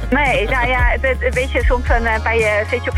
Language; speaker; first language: Dutch; native; Dutch